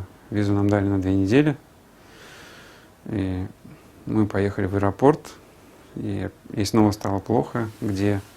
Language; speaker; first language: Russian; native; Russian